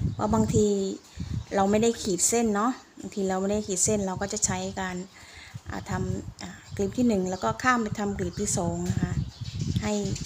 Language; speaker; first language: Thai; native; Thai